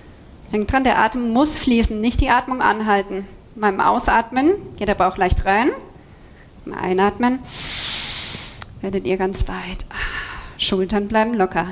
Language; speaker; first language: German; native; German